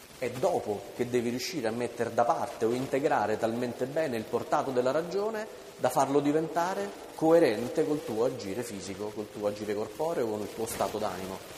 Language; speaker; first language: Italian; native; Italian